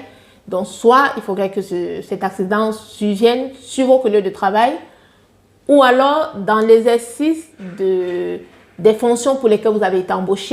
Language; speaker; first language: French; native; French